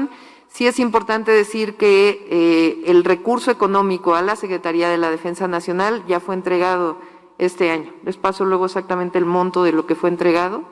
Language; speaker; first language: Spanish; native; Spanish